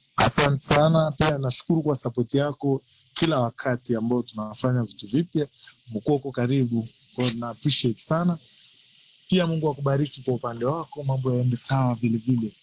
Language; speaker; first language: Swahili; native; Swahili